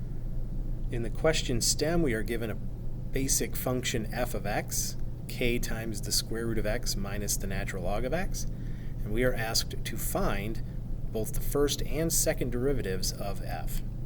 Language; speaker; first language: English; native; English